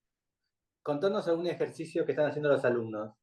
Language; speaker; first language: Spanish; native; Spanish